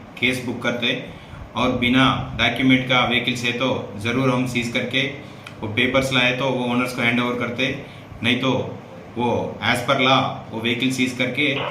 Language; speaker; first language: Hindi; non-native, local second language; Telugu